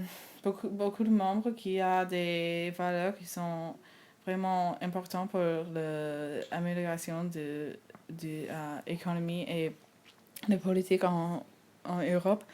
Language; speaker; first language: French; non-native, learner; English